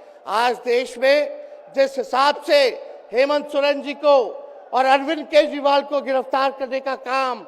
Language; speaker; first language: Hindi; native; Hindi